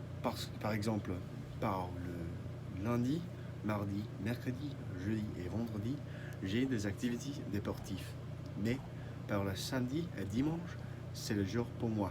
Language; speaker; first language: French; non-native, learner; English